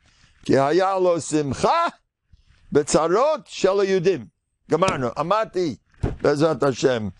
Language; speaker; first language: Hebrew; non-native, fluent; English